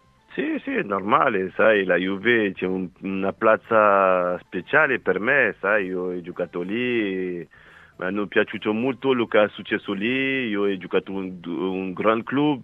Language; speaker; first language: Italian; non-native, fluent; French